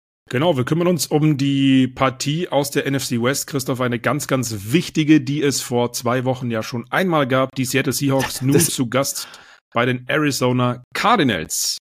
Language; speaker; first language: German; native; German